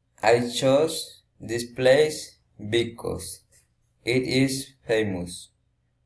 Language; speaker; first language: English; non-native, learner; Spanish